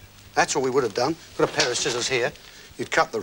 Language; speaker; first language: English; native; English